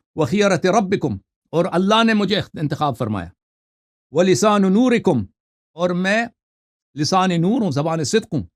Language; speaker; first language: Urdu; non-native, fluent; Persian